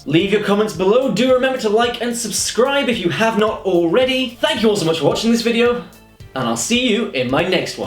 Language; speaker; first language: English; native; English